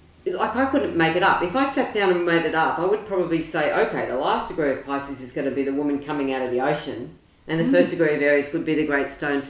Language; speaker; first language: English; native; English